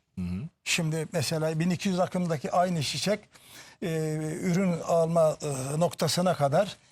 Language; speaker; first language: Turkish; native; Turkish